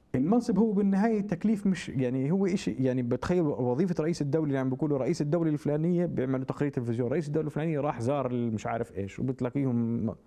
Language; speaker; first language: Arabic; native; Arabic